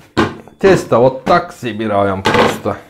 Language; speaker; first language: Russian; non-native, learner; Turkish